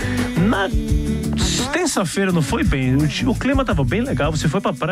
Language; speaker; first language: Portuguese; native; Portuguese